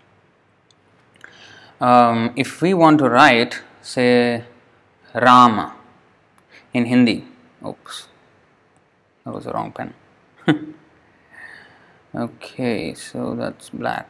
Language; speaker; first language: English; non-native, local second language; Telugu